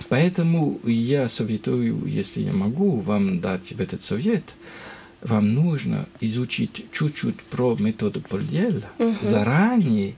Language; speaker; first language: Russian; non-native, learner; French